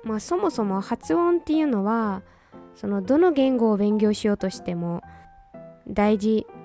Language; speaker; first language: Japanese; non-native, fluent; Burmese